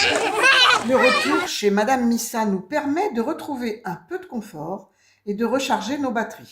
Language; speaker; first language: French; native; French